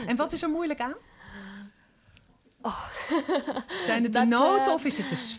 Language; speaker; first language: Dutch; native; Dutch